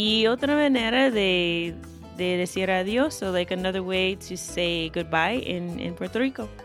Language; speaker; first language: Spanish; non-native, fluent; English